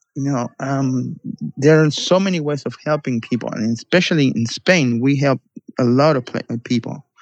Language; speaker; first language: English; non-native, fluent; Spanish